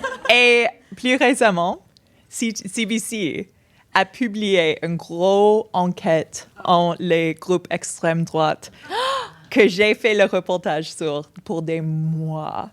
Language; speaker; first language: French; non-native, fluent; English